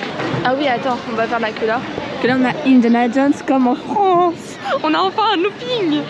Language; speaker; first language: French; native; French